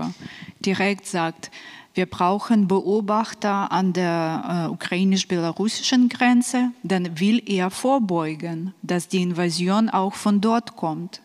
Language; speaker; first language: German; non-native, fluent; Ukrainian